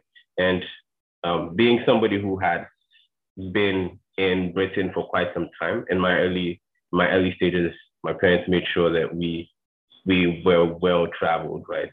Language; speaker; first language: English; non-native, local second language; Akan